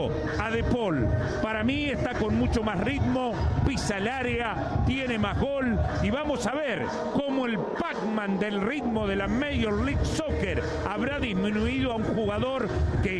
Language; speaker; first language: Spanish; native; Spanish